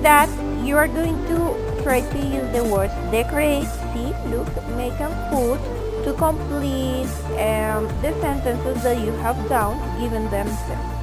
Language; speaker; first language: English; non-native, fluent; Spanish